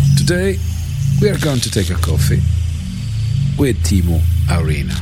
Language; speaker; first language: English; non-native, fluent; Italian